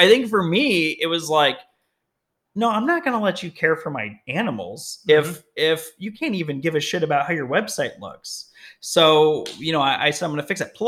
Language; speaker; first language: English; native; English